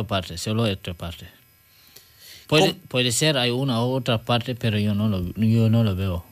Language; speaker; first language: Spanish; non-native, learner; French